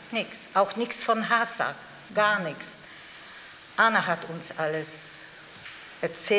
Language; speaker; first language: German; non-native, fluent; Polish